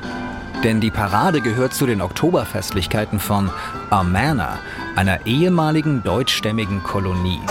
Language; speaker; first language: German; native; German